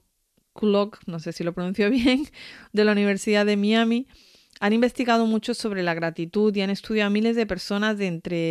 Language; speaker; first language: Spanish; native; Spanish